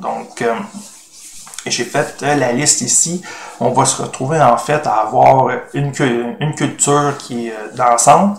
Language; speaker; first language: French; native; French